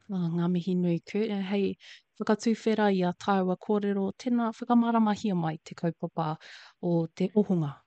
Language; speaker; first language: Māori; native; Māori